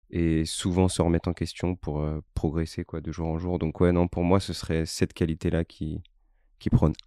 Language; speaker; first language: French; native; French